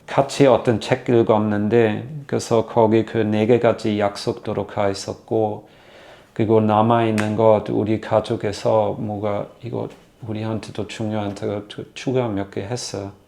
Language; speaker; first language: Korean; non-native, learner; German